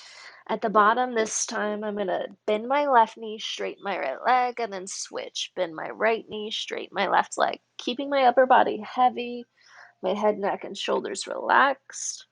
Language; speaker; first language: English; native; English